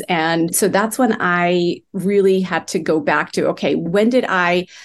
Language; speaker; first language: English; early bilingual, other home language; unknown